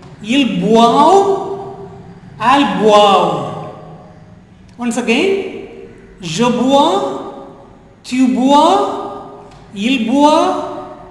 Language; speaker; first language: French; non-native, fluent; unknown